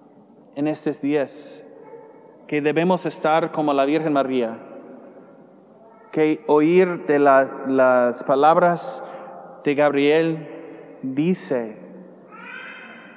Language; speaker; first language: Spanish; non-native, learner; English